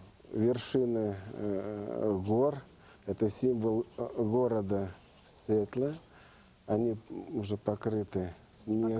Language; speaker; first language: Russian; native; Russian